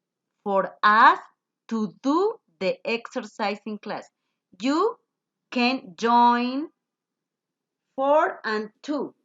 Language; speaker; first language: English; non-native, fluent; Spanish